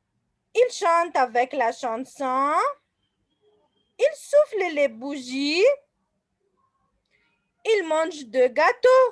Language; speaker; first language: French; non-native, fluent; Arabic